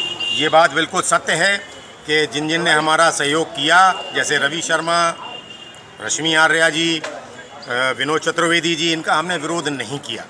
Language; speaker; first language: Hindi; native; Hindi